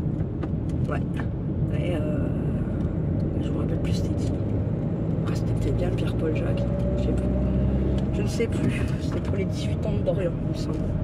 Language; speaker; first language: French; native; French